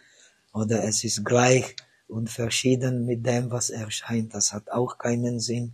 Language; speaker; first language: German; non-native, fluent; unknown